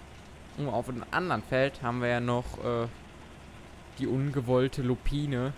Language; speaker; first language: German; native; German